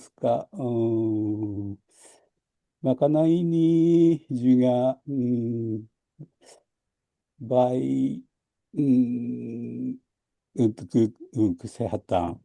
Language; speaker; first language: Indonesian; non-native, learner; Japanese